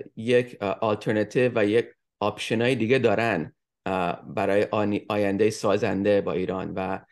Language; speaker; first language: Persian; early bilingual, heritage; Persian